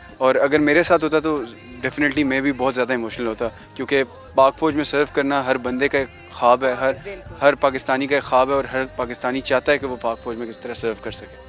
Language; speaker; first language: Urdu; non-native, local second language; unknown